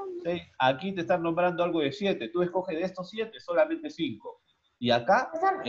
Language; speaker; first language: Spanish; native; Spanish